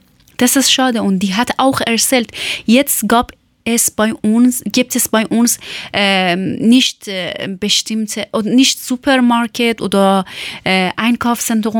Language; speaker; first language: German; non-native, learner; Persian